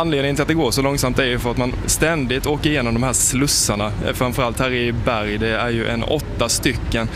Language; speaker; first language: Swedish; native; Swedish